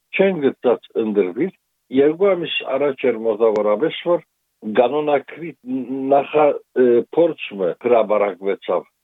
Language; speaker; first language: Armenian; native; Armenian